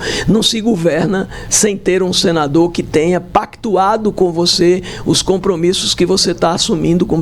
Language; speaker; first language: Portuguese; native; Portuguese